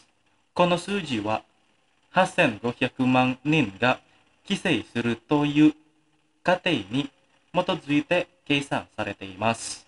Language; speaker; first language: Japanese; non-native, fluent; Indonesian